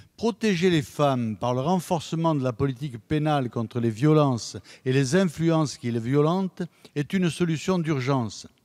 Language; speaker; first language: French; native; French